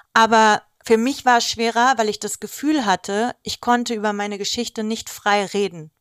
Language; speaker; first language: German; early bilingual, other home language; Greek